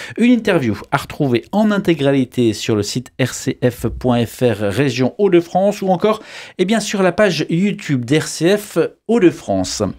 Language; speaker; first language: French; native; French